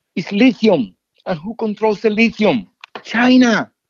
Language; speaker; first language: English; non-native, fluent; Spanish